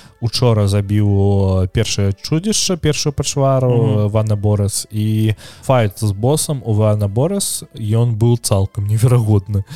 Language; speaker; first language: Belarusian; non-native, local second language; Russian